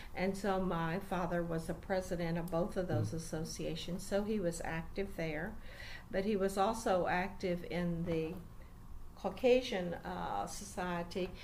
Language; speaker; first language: English; native; English